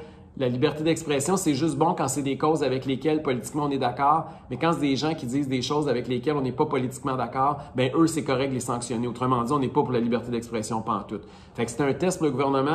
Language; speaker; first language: French; native; French